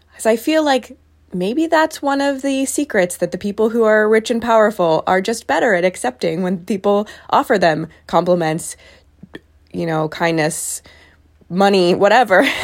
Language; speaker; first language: English; native; English